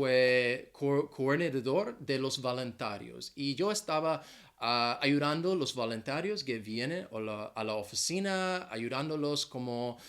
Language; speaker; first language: Spanish; non-native, fluent; English